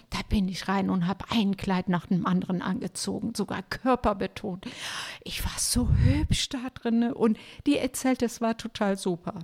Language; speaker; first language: German; non-native, fluent; Turkish